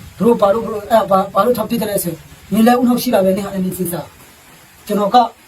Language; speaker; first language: Burmese; non-native, local second language; Tedim Chin